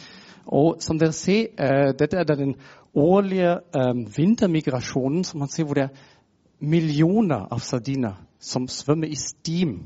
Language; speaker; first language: Norwegian; non-native, fluent; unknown